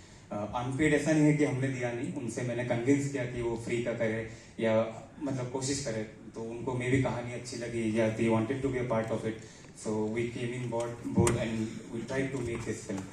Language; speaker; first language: Hindi; non-native, local second language; Assamese